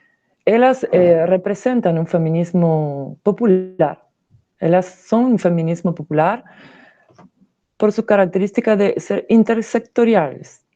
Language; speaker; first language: Portuguese; non-native, learner; Spanish